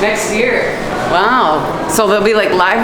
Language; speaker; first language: English; native; English